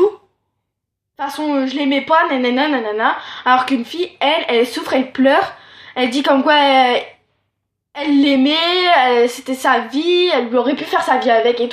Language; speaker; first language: French; native; French